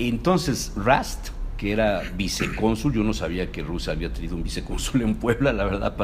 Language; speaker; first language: Spanish; native; Spanish